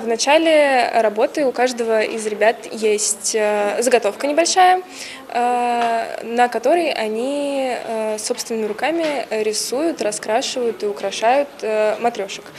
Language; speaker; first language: Russian; native; Russian